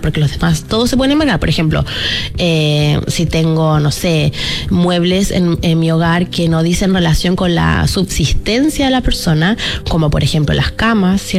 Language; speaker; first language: Spanish; native; Spanish